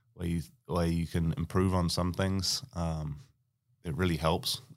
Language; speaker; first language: English; native; English